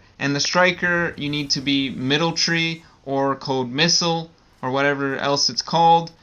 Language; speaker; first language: English; native; English